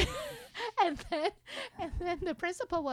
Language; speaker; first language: English; non-native, fluent; Japanese